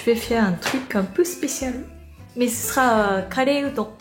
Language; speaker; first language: French; non-native, learner; Japanese